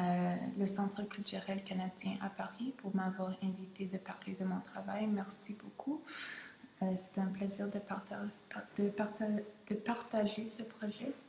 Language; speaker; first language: French; non-native, local second language; English